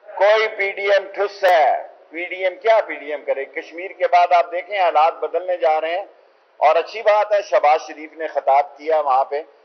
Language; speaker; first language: Urdu; non-native, local second language; Punjabi